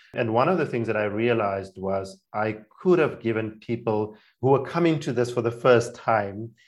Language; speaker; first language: English; non-native, local second language; Afrikaans